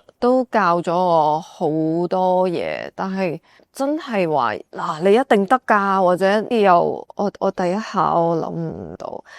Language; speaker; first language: Cantonese; native; Cantonese